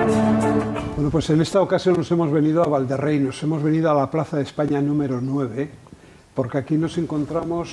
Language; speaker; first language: Spanish; native; Spanish